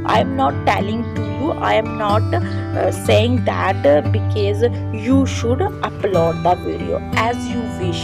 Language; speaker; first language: English; non-native, learner; Hindi